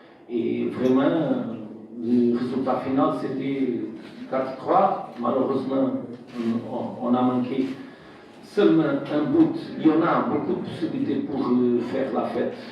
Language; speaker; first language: French; non-native, fluent; Portuguese